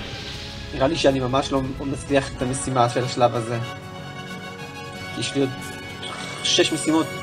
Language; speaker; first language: Hebrew; native; Hebrew